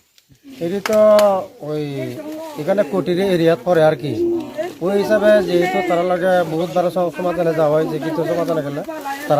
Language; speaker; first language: Bangla; non-native, local second language; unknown